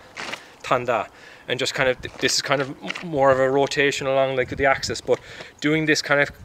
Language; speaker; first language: English; native; English